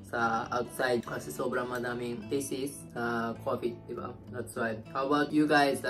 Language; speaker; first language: English; non-native, learner; Japanese